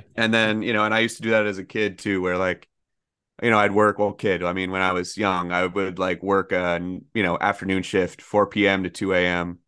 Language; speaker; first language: English; native; English